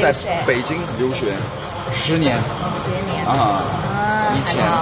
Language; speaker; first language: Chinese; non-native, fluent; Korean